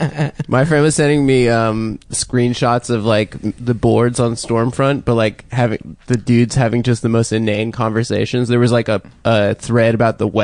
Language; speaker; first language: English; native; English